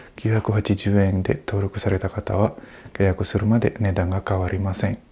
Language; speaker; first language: Japanese; non-native, learner; Indonesian